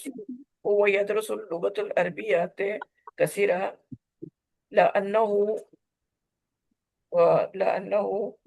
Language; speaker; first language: Arabic; non-native, learner; Urdu